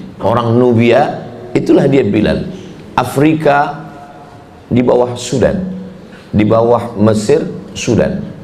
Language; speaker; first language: Malay; native; Malay